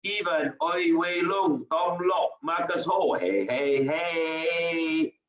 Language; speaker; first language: English; non-native, local second language; Chinese